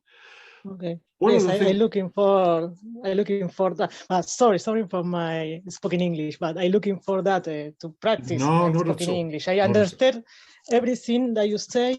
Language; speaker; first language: English; non-native, learner; Spanish